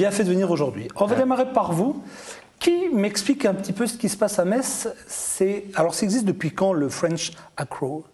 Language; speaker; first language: French; native; French